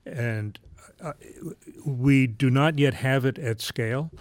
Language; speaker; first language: English; native; English